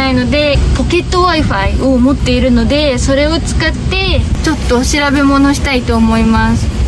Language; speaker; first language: Japanese; native; Japanese